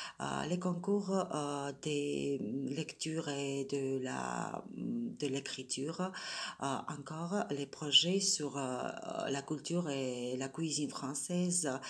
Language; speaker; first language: French; non-native, fluent; Georgian